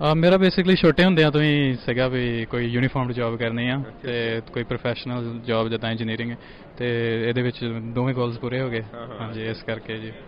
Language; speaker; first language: Punjabi; early bilingual, heritage; Punjabi